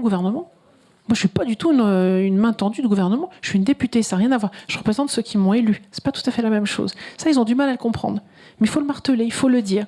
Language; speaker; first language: French; native; French